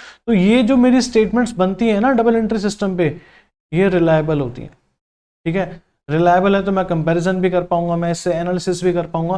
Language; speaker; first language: Hindi; native; Hindi